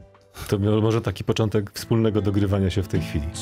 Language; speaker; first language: Polish; native; Polish